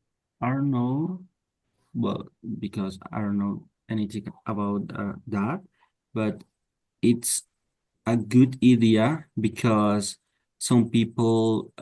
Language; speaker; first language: English; non-native, learner; Spanish